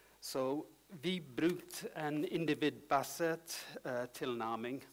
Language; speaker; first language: Swedish; non-native, learner; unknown